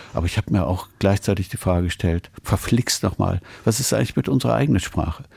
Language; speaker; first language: German; native; German